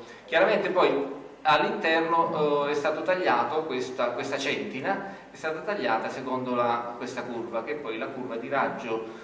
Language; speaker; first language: Italian; native; Italian